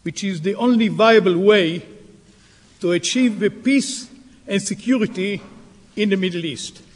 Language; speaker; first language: English; non-native, fluent; Hebrew